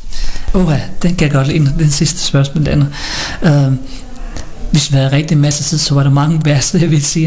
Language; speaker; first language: Danish; early bilingual, other home language; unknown